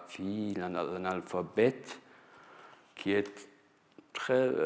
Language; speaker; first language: French; non-native, fluent; Persian